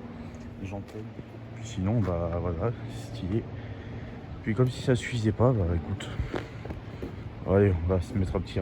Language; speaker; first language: French; native; French